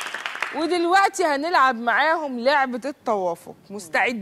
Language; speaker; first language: Arabic; native; Arabic